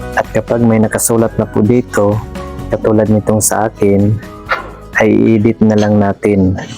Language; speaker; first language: Filipino; native; Filipino